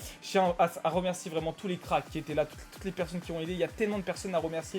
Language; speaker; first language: French; native; French